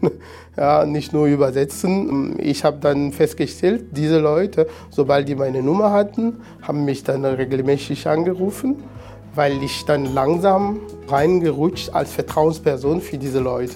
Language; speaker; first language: German; non-native, fluent; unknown